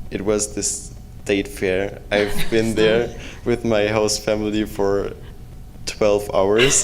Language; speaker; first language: English; non-native, fluent; German